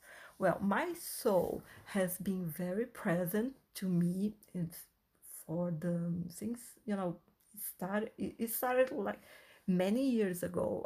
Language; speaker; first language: English; non-native, fluent; Portuguese